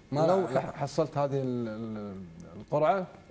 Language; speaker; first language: Arabic; native; Arabic